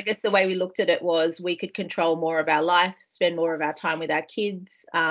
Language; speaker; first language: English; native; English